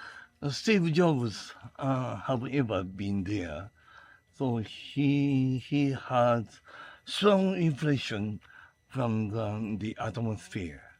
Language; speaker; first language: English; non-native, learner; Japanese